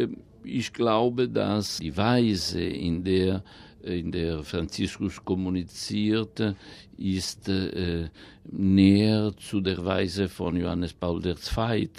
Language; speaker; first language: German; non-native, fluent; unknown